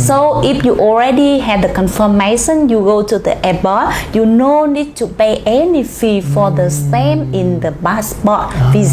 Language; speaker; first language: English; non-native, learner; Vietnamese